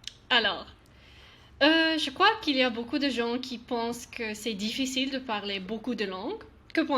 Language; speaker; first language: French; non-native, learner; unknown